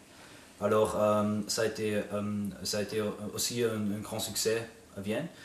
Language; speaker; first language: French; non-native, fluent; German